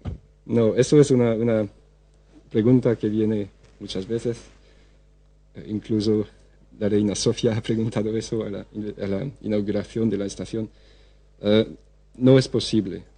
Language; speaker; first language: Spanish; non-native, fluent; French